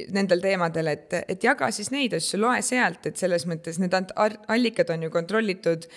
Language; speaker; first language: Estonian; native; Estonian